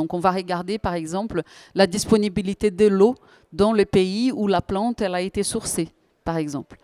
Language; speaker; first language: French; native; French